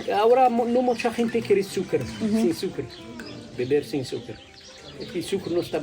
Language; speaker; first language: Spanish; non-native, learner; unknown